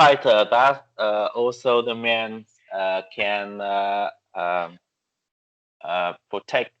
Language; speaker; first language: English; non-native, learner; Vietnamese